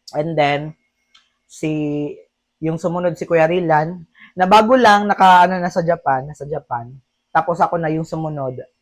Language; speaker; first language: Filipino; native; Filipino